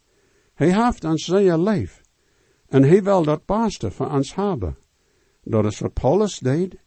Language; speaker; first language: Dutch; non-native, learner; Plautdietsch